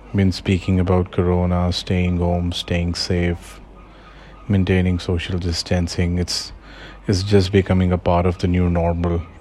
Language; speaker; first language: English; non-native, local second language; Punjabi